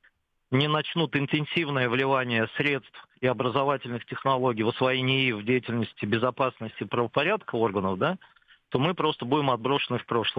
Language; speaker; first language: Russian; native; Russian